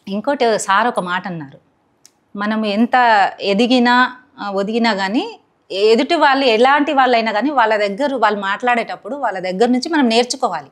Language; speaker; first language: Telugu; non-native, local second language; Hindi